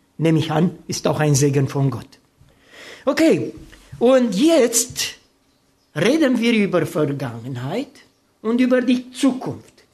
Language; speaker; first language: German; non-native, fluent; Romanian